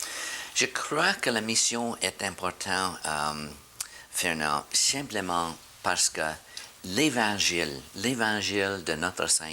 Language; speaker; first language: French; non-native, learner; English